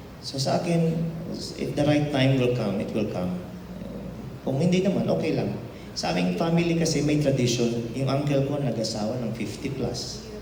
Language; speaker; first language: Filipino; native; Filipino